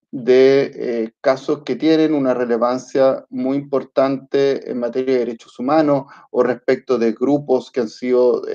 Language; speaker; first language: Spanish; early bilingual, other home language; Italian